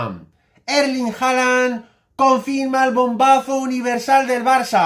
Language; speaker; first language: Spanish; native; Spanish